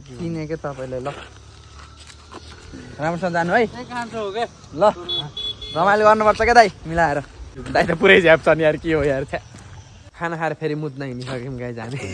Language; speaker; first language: Nepali; native; Nepali